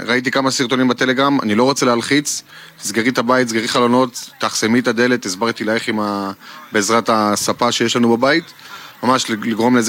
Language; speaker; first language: Hebrew; native; Hebrew